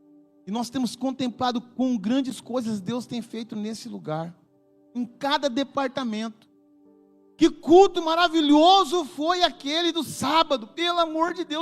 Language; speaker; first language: Portuguese; native; Portuguese